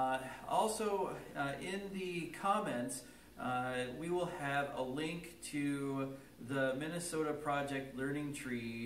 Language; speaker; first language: English; native; English